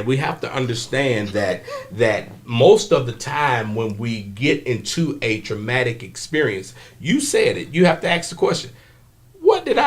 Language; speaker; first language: English; native; English